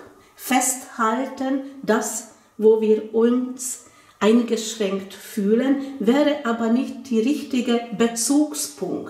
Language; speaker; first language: German; non-native, fluent; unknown